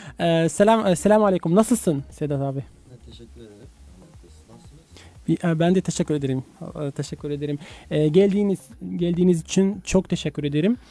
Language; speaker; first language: Turkish; non-native, fluent; Arabic